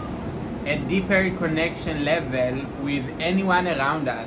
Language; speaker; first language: English; non-native, fluent; Hebrew